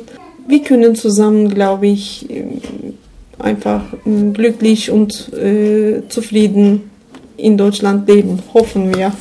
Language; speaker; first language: German; non-native, learner; Turkish